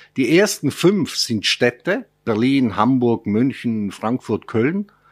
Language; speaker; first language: German; non-native, fluent; Italian